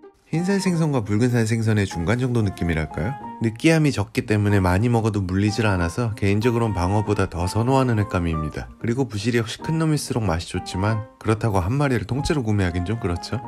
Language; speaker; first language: Korean; native; Korean